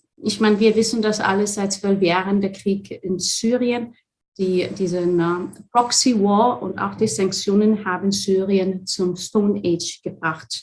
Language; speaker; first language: German; non-native, fluent; Arabic